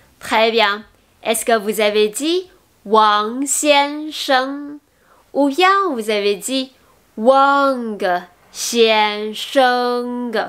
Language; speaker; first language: French; non-native, fluent; Chinese